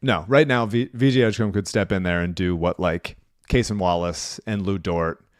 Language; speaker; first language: English; native; English